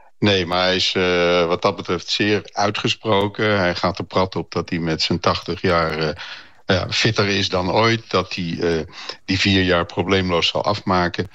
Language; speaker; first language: Dutch; native; Dutch